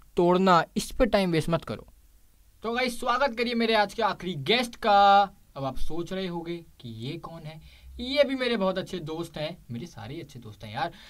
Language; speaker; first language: Hindi; native; Hindi